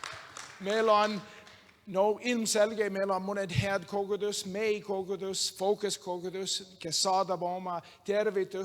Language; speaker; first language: Estonian; non-native, learner; English